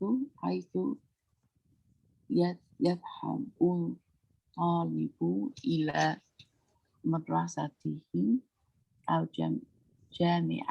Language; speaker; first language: Arabic; non-native, learner; English